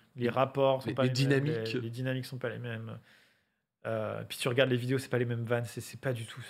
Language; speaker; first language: French; native; French